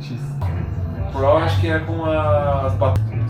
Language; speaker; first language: Portuguese; native; Portuguese